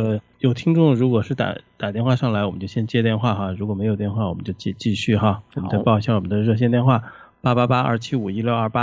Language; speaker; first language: Chinese; native; Chinese